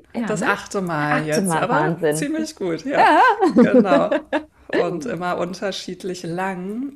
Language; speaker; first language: German; native; German